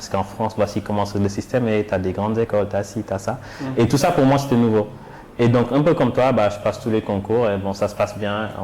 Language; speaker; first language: French; non-native, local second language; Wolof